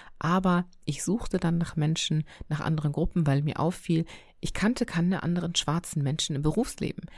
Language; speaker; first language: German; early bilingual, other home language; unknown